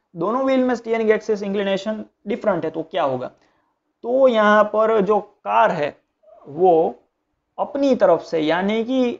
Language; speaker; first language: Hindi; non-native, local second language; Gujarati